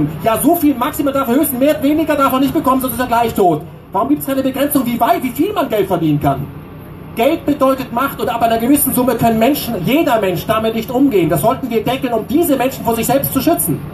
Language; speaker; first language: German; native; German